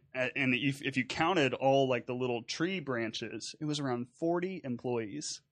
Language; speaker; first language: English; native; English